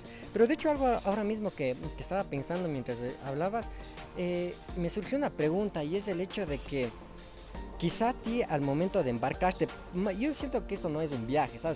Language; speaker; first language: Spanish; native; Spanish